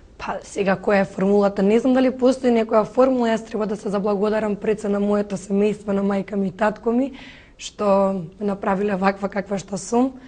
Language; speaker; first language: Macedonian; native; Macedonian